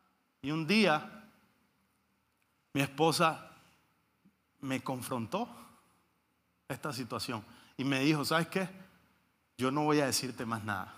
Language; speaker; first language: Spanish; native; Spanish